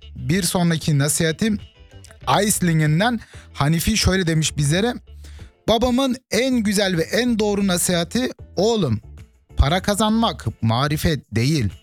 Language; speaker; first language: Turkish; early bilingual, heritage; Turkish